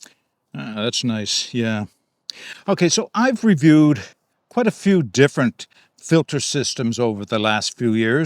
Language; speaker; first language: English; native; English